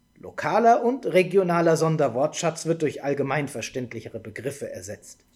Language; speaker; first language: German; native; German